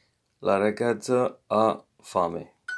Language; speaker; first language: Italian; non-native, fluent; English